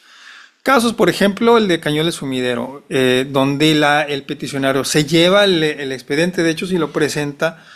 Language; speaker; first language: Spanish; native; Spanish